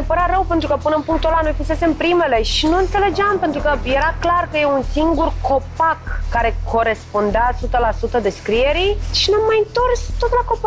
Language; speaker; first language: Romanian; native; Romanian